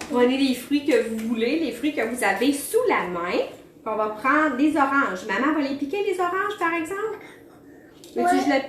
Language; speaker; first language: French; native; French